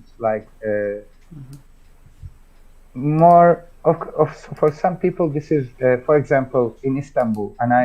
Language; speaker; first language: English; non-native, fluent; Turkish